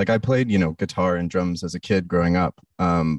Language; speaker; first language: English; native; English